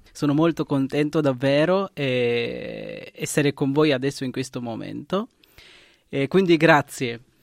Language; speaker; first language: Italian; non-native, fluent; Sinhala